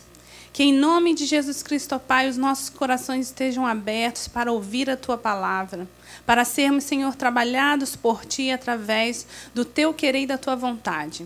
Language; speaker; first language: Portuguese; native; Portuguese